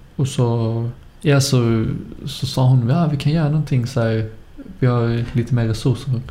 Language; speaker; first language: Swedish; native; Swedish